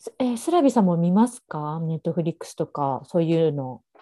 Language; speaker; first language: Japanese; native; Japanese